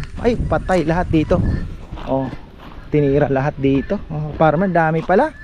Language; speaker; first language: Filipino; native; Filipino